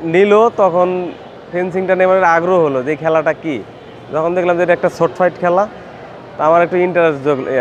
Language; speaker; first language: Bangla; native; Bangla